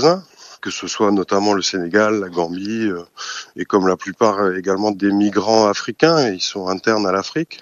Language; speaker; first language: French; native; French